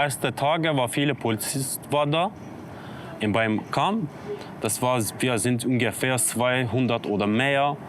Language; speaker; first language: German; non-native, learner; Kurdish